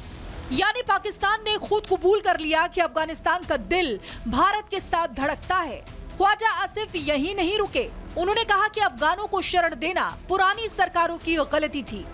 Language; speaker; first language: Hindi; native; Hindi